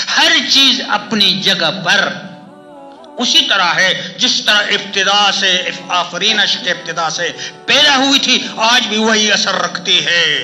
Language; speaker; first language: Urdu; non-native, local second language; Pashto